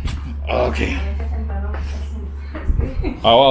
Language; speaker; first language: Spanish; non-native, learner; English